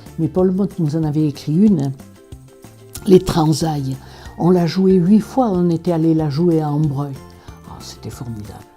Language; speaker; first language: French; native; French